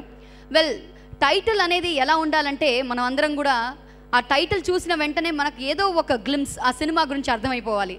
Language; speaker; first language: Telugu; native; Telugu